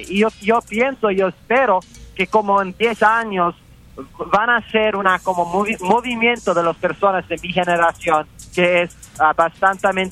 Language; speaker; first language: Spanish; early bilingual, heritage; English